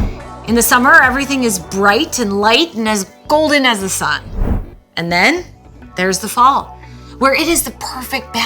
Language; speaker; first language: English; native; English